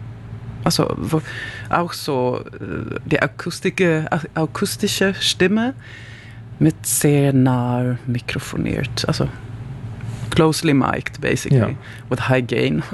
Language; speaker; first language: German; non-native, learner; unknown